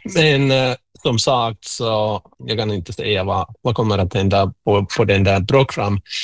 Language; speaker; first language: Swedish; non-native, local second language; Finnish